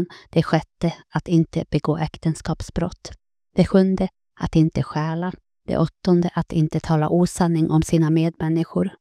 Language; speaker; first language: Swedish; native; Swedish